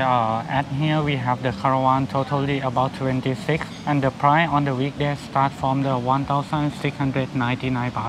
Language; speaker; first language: English; non-native, learner; Thai